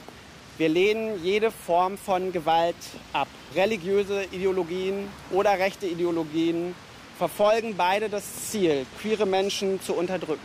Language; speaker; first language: German; native; German